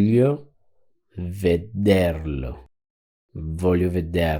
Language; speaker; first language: Italian; non-native, fluent; Spanish